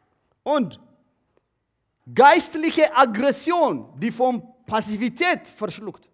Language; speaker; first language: German; non-native, learner; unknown